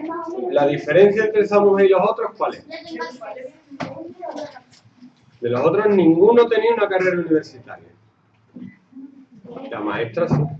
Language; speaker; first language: Spanish; native; Spanish